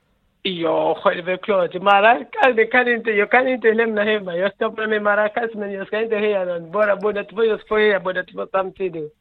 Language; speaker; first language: Swedish; non-native, learner; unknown